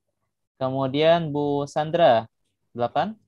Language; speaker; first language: Indonesian; native; Indonesian